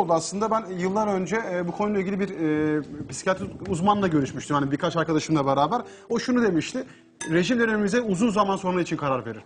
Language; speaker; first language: Turkish; native; Turkish